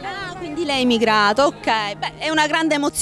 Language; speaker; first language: Italian; native; Italian